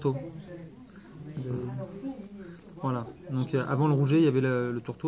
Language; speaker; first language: French; native; French